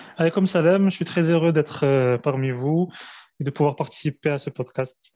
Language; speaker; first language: French; early bilingual, other home language; Arabic